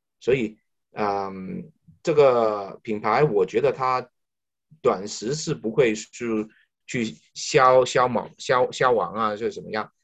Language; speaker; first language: Chinese; native; Chinese